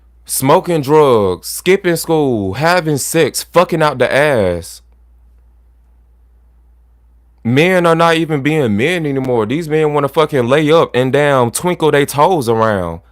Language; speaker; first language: English; native; English